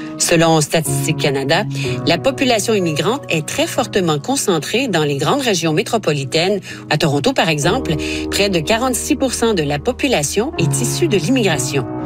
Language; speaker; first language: French; native; French